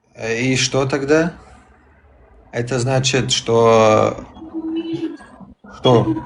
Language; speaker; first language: Russian; early bilingual, heritage; Chechen